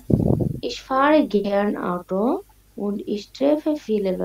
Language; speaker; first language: German; non-native, learner; Bangla